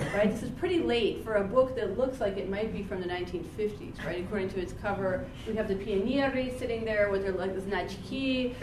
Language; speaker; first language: English; native; English